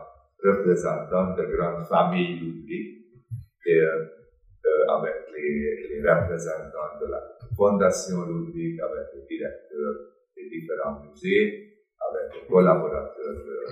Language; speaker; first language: French; non-native, fluent; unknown